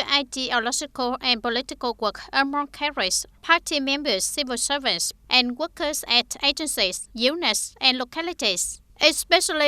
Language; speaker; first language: English; non-native, fluent; Vietnamese